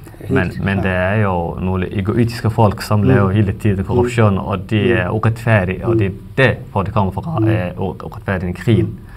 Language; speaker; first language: Danish; non-native, fluent; Somali